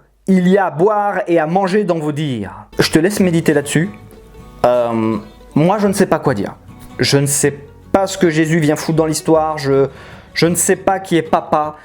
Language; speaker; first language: French; native; French